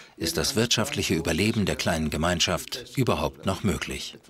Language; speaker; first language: German; native; German